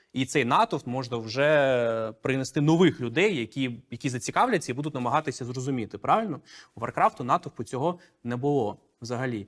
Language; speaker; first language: Ukrainian; non-native, local second language; Russian